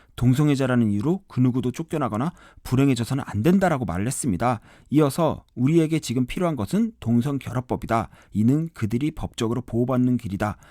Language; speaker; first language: Korean; native; Korean